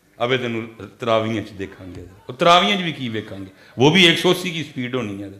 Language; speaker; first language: Urdu; non-native, local second language; Punjabi